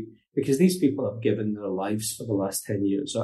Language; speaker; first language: English; native; English